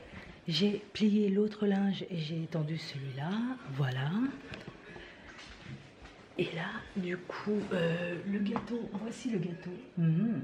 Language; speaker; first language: French; native; French